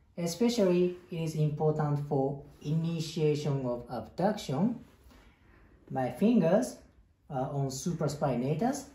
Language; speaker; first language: English; non-native, fluent; Japanese